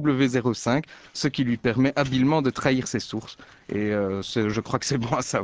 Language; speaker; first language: French; native; French